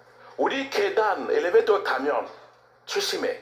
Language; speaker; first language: Korean; non-native, learner; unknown